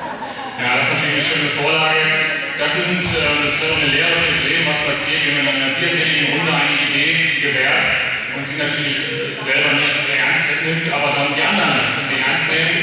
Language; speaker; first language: German; native; German